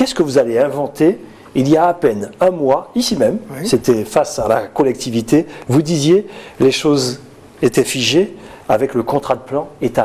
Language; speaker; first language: French; native; French